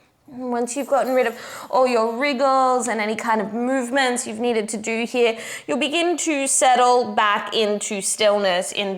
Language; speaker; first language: English; native; English